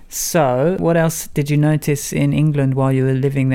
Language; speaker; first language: English; native; English